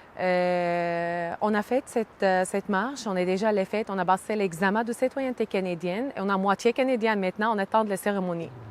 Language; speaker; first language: French; non-native, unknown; Arabic